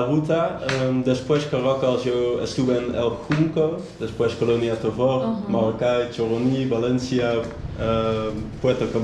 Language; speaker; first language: Spanish; non-native, learner; Dutch